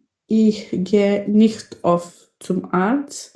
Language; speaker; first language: German; non-native, learner; Macedonian